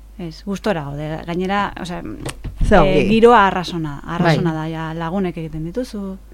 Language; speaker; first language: Basque; non-native, local second language; Spanish